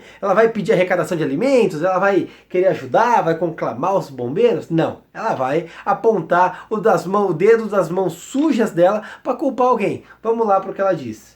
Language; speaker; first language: Portuguese; native; Portuguese